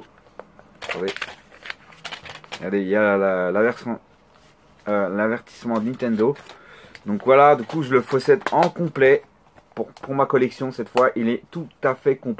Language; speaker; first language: French; native; French